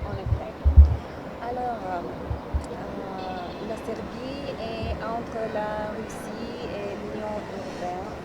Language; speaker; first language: French; non-native, fluent; Bulgarian